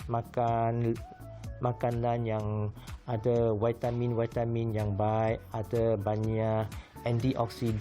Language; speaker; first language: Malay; non-native, local second language; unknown